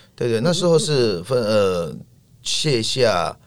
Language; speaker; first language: Chinese; non-native, local second language; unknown